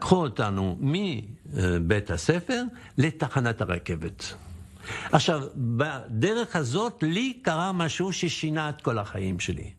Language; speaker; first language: Hebrew; non-native, fluent; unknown